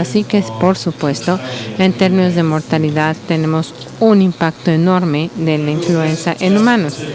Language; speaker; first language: Spanish; non-native, learner; English